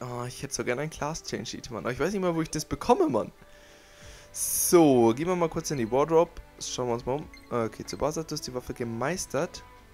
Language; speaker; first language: German; native; German